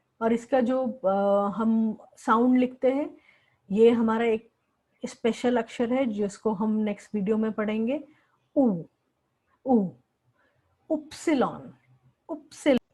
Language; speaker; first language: Hindi; native; Hindi